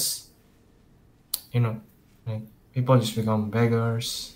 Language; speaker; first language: English; non-native, local second language; Chinese